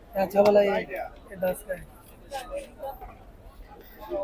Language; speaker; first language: Hindi; non-native, learner; Bangla